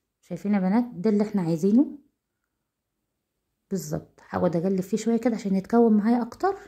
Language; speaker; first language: Arabic; native; Arabic